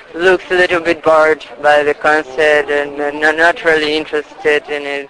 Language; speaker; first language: English; non-native, fluent; Russian